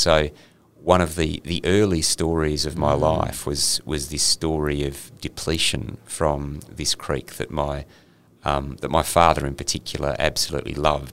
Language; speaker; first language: English; native; English